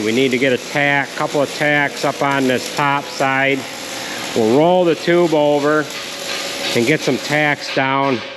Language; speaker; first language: English; native; English